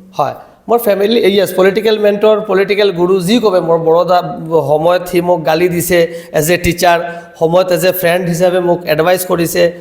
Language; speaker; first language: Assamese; non-native, local second language; Bangla